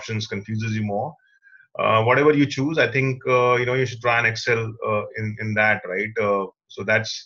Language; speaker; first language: English; non-native, local second language; Hindi